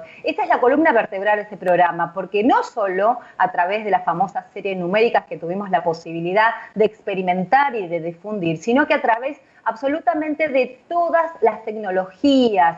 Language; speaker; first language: Spanish; native; Spanish